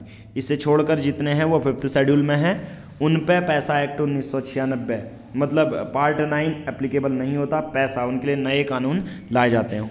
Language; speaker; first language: Hindi; native; Hindi